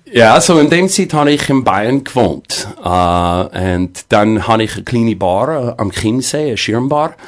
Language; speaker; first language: German; non-native, fluent; English